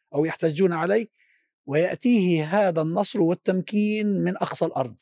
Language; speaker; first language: Arabic; native; Arabic